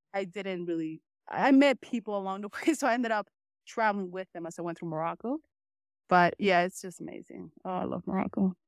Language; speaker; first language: English; early bilingual, other home language; Spanish